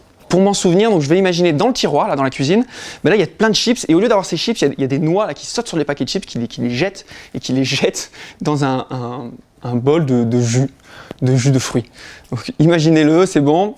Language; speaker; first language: French; native; French